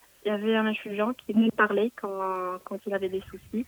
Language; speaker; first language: French; non-native, local second language; Arabic